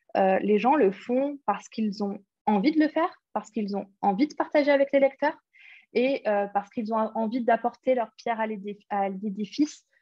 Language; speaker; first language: French; early bilingual, other home language; English